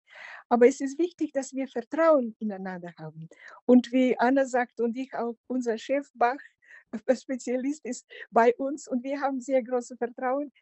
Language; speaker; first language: German; non-native, fluent; Macedonian